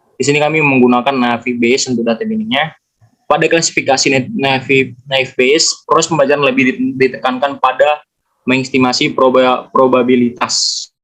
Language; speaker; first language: Indonesian; native; Indonesian